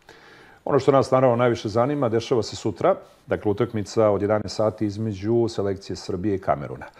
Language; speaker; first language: Serbian; native; Serbian